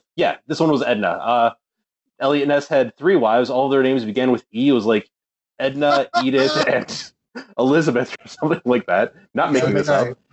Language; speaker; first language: English; native; English